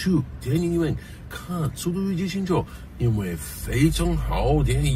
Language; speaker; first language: Chinese; non-native, learner; English